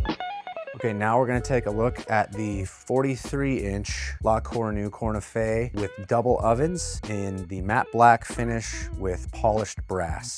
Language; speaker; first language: English; native; English